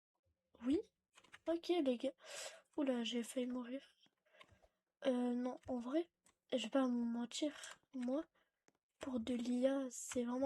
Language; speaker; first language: French; native; French